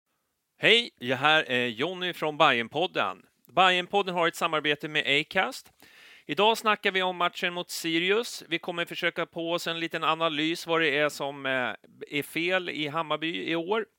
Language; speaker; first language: Swedish; native; Swedish